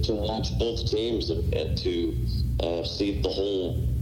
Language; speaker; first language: English; native; English